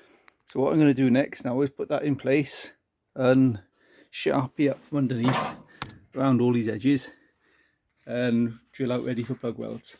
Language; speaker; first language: English; native; English